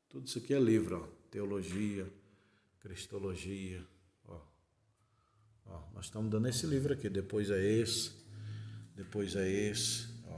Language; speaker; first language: Portuguese; native; Portuguese